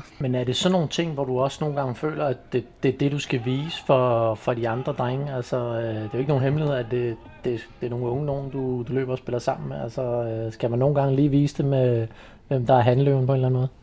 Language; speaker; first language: Danish; native; Danish